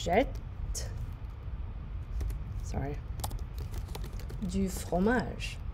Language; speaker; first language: French; non-native, fluent; English